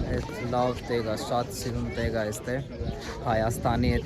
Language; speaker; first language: Armenian; non-native, learner; Hindi